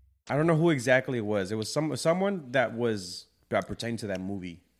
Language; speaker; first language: English; early bilingual, other home language; Spanish